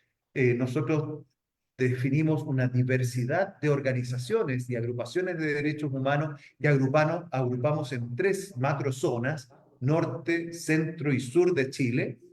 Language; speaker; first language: Spanish; native; Spanish